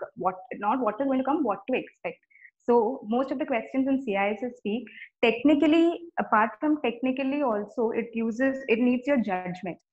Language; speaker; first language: English; non-native, local second language; Malayalam